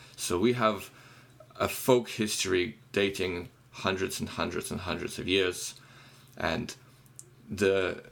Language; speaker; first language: English; non-native, fluent; Ukrainian